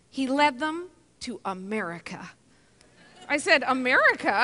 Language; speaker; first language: English; native; English